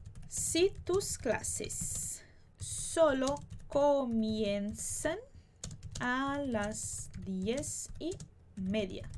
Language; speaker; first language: Spanish; non-native, fluent; Portuguese